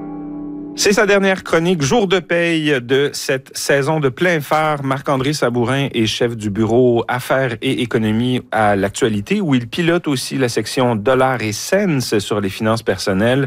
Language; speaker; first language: French; native; French